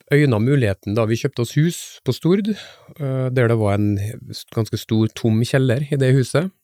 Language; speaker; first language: Norwegian; native; Norwegian